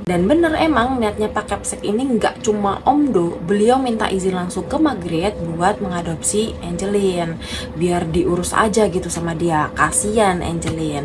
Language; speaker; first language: Indonesian; native; Indonesian